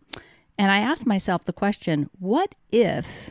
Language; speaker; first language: English; native; English